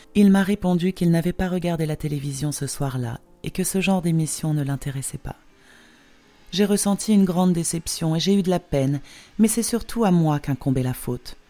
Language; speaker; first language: French; non-native, fluent; Polish